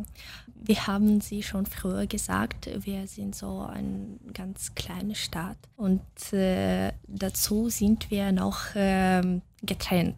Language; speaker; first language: German; non-native, fluent; Russian